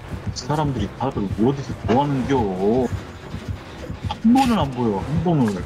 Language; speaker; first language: Korean; native; Korean